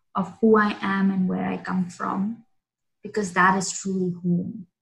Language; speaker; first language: English; non-native, local second language; Hindi